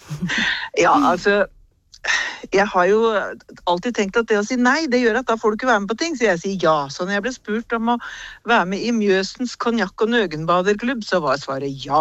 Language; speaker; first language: Norwegian; native; Norwegian